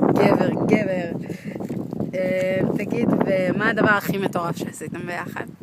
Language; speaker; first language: Hebrew; native; Hebrew